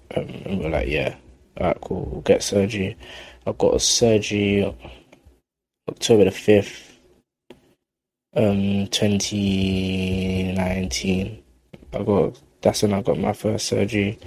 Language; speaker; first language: English; native; English